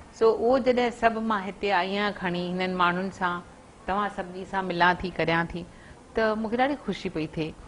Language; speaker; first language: Sindhi; early bilingual, heritage; Sindhi